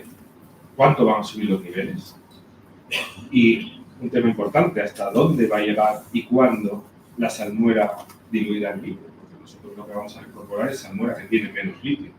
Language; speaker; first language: Spanish; native; Spanish